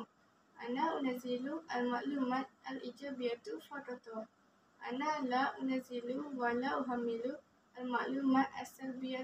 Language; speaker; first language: Arabic; non-native, learner; Malay